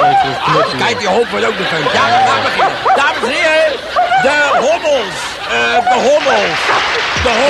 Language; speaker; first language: Dutch; native; Dutch